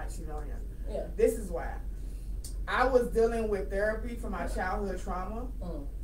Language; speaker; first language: English; native; English